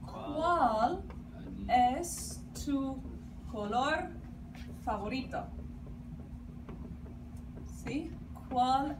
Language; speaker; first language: Spanish; non-native, fluent; English